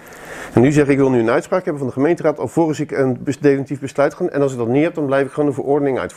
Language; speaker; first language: Dutch; native; Dutch